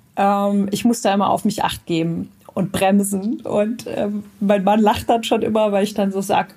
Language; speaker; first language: German; native; German